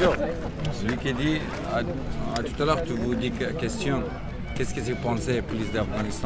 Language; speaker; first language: French; non-native, learner; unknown